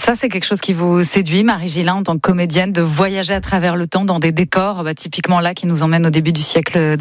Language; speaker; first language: French; native; French